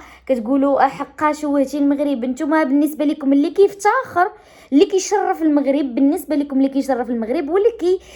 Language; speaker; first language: Arabic; native; Arabic